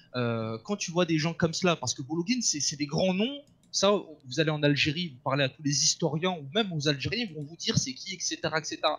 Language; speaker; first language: French; native; French